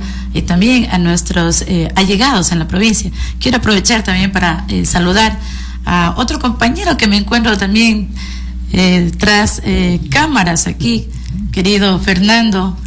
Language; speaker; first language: Spanish; native; Spanish